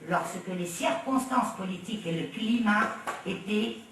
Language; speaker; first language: French; non-native, local second language; Arabic